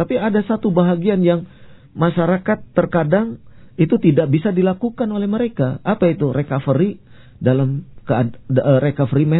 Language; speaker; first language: Indonesian; native; Indonesian